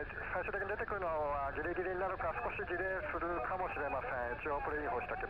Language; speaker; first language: Japanese; native; Japanese